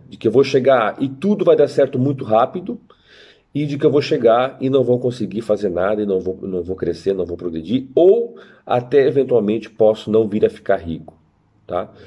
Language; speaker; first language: Portuguese; native; Portuguese